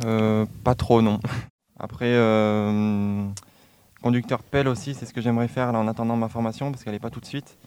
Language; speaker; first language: French; native; French